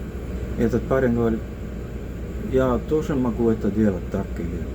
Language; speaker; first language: Russian; non-native, local second language; Estonian